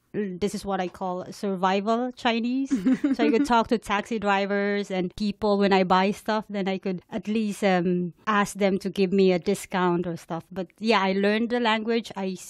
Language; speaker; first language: English; non-native, local second language; Cebuano